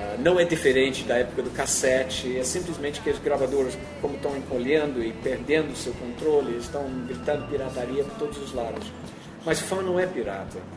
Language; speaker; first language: Portuguese; non-native, fluent; English